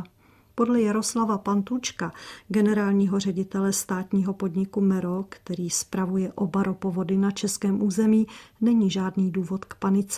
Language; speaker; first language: Czech; native; Czech